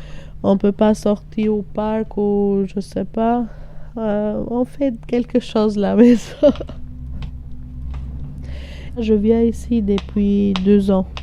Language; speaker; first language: French; non-native, learner; Albanian